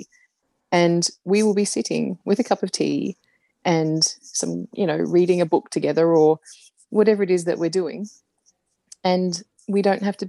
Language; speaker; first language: English; native; English